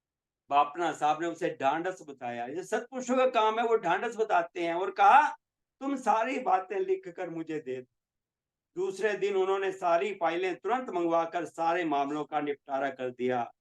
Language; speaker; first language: Hindi; native; Hindi